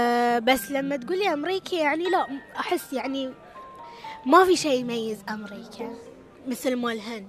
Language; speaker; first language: Arabic; native; Arabic